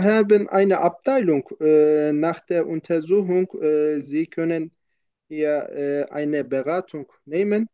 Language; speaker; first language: German; non-native, learner; Turkish